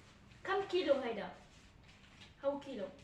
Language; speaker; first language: Arabic; non-native, learner; Oromo